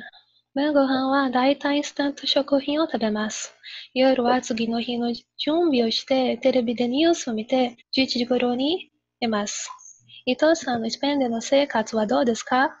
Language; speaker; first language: Japanese; non-native, learner; Portuguese